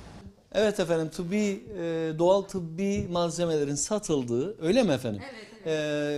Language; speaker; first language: Turkish; native; Turkish